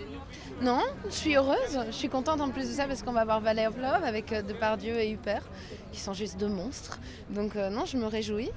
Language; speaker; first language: French; native; French